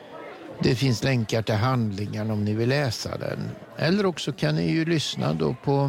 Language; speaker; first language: Swedish; native; Swedish